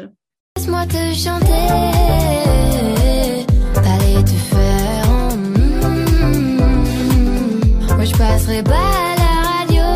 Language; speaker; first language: French; non-native, learner; English